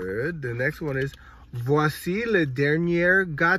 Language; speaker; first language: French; non-native, learner; English